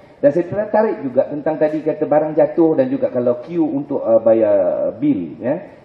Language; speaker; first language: Malay; native; Malay